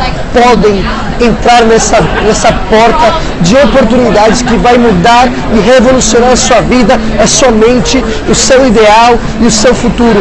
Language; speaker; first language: Portuguese; non-native, fluent; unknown